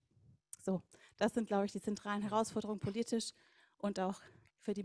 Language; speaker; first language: German; native; German